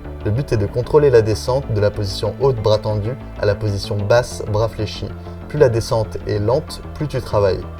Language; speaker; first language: French; native; French